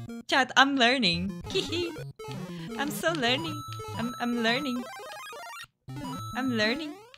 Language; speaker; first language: English; non-native, fluent; Portuguese